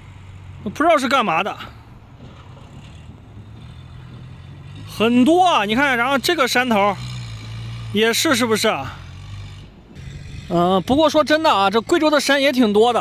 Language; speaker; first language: Chinese; native; Chinese